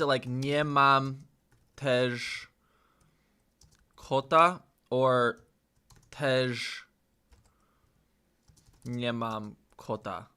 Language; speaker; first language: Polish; non-native, learner; English